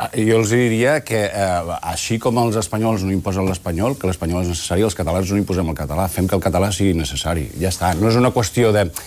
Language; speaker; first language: Catalan; non-native, local second language; Spanish